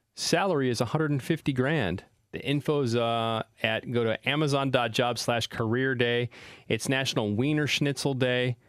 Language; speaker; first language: English; native; English